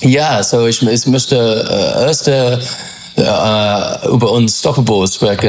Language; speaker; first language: German; non-native, learner; English